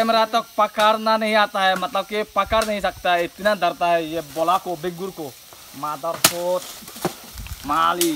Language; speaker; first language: Hindi; non-native, local second language; Assamese